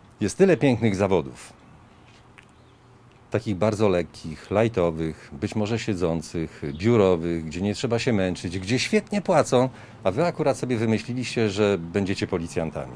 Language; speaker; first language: Polish; native; Polish